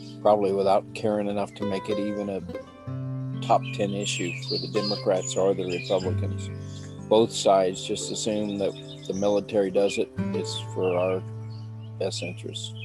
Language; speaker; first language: English; native; English